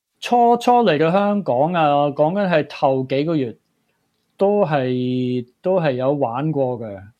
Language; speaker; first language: Cantonese; early bilingual, heritage; Cantonese